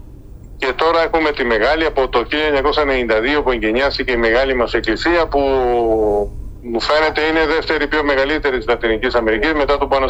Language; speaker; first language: Greek; early bilingual, heritage; Spanish